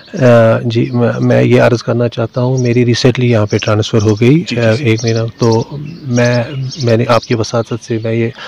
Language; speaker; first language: Hindi; non-native, local second language; Kashmiri